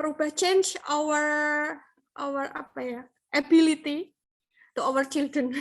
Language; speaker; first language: English; non-native, learner; Indonesian